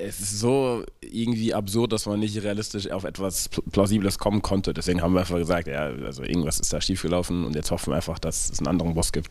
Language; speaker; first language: German; native; German